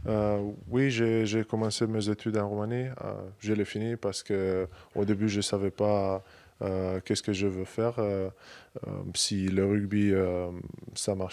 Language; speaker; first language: French; non-native, fluent; Romanian